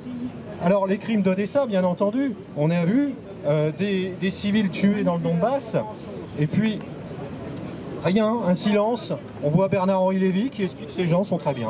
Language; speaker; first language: French; native; French